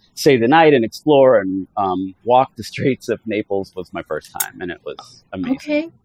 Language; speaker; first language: English; early bilingual, other home language; Italian